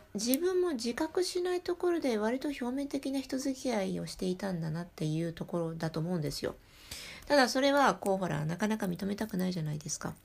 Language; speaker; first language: Japanese; native; Japanese